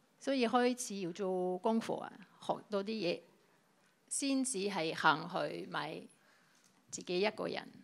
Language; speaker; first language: Cantonese; non-native, fluent; French